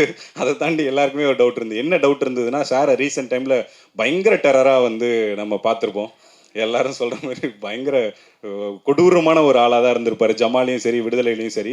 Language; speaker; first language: Tamil; native; Tamil